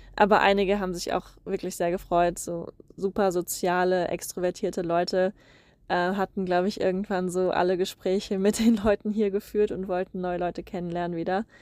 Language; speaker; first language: German; native; German